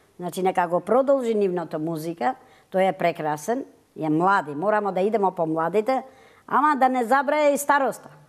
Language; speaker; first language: Macedonian; early bilingual, heritage; Macedonian